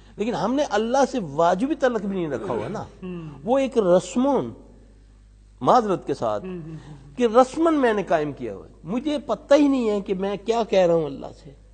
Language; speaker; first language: Urdu; non-native, local second language; Punjabi